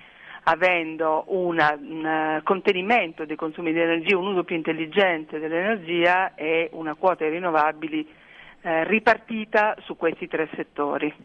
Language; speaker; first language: Italian; native; Italian